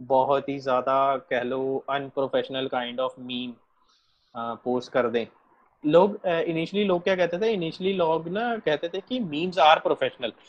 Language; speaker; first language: Hindi; native; Hindi